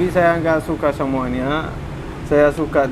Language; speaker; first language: Indonesian; non-native, learner; Arabic